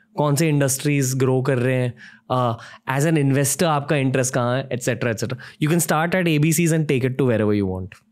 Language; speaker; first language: Hindi; native; Hindi